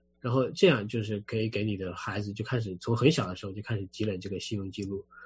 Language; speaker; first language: Chinese; native; Chinese